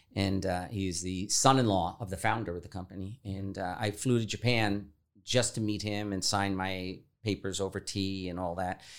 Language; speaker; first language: English; native; English